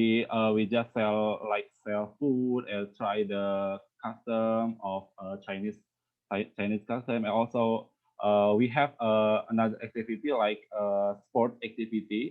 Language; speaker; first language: English; non-native, learner; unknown